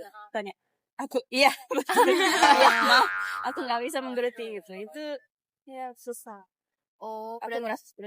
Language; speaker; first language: Indonesian; non-native, learner; Japanese